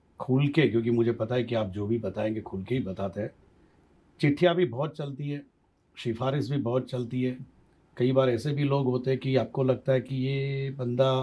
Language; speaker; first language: Hindi; non-native, local second language; Gujarati